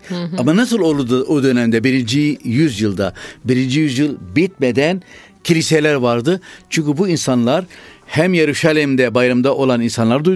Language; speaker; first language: Turkish; non-native, fluent; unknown